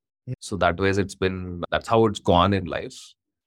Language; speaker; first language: English; non-native, local second language; Hindi